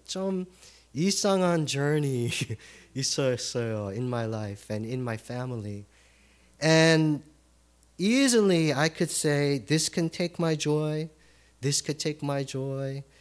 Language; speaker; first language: English; early bilingual, other home language; Korean